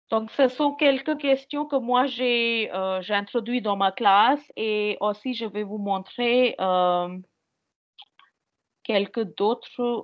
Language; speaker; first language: French; non-native, fluent; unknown